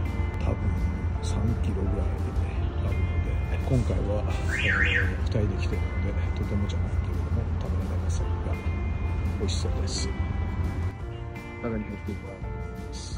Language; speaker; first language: Japanese; native; Japanese